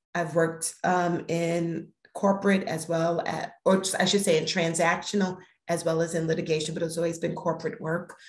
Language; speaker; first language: English; native; English